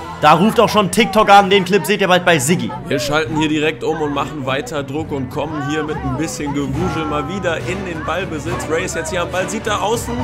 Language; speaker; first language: German; native; German